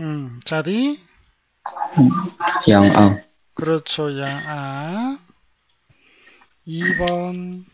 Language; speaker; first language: Indonesian; non-native, learner; Korean